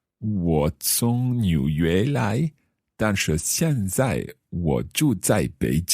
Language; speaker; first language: Chinese; non-native, learner; English